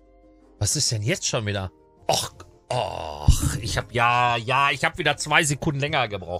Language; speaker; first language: German; native; German